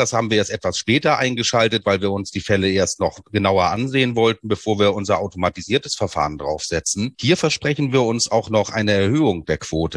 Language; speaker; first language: German; native; German